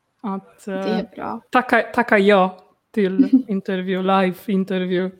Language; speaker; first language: Swedish; non-native, learner; Polish